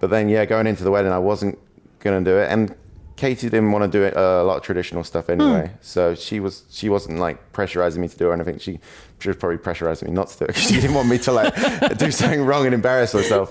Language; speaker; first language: English; native; English